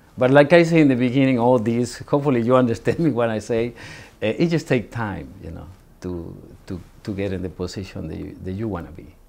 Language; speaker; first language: English; non-native, fluent; Spanish